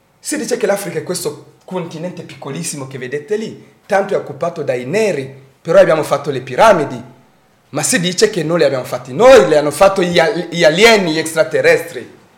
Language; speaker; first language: Italian; non-native, fluent; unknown